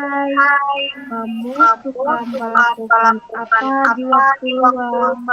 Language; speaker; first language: Indonesian; non-native, learner; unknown